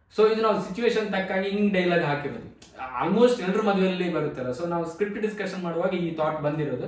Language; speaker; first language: Kannada; non-native, local second language; Tulu